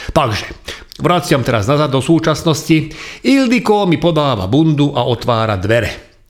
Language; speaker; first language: Slovak; non-native, local second language; Hungarian